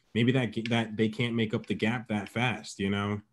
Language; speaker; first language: English; native; English